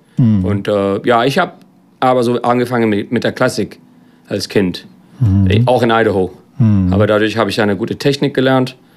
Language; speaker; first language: German; non-native, fluent; English